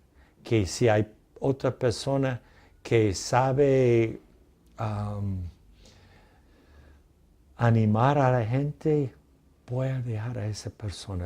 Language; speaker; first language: Spanish; non-native, fluent; English